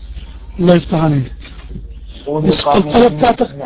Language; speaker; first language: Arabic; native; Arabic